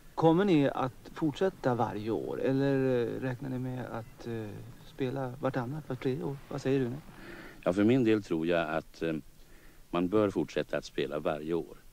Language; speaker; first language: Swedish; native; Swedish